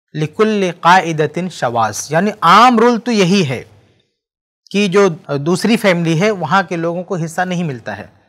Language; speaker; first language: Hindi; native; Hindi